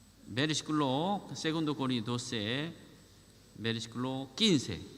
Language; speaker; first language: Spanish; non-native, learner; Korean